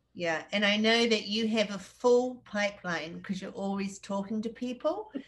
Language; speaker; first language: English; native; English